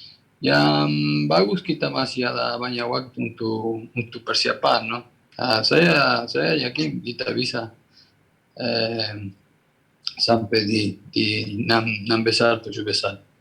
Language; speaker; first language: Indonesian; non-native, fluent; Spanish